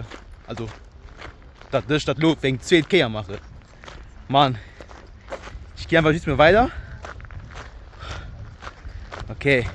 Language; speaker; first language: German; non-native, local second language; Luxembourgish